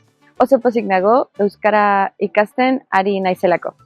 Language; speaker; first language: Basque; non-native, learner; Spanish